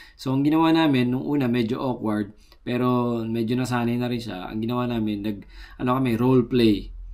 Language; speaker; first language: Filipino; native; Filipino